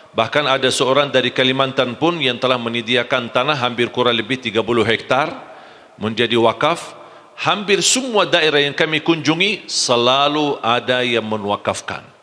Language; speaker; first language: Malay; non-native, fluent; Arabic